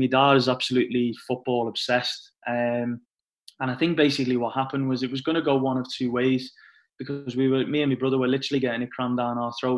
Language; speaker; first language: English; native; English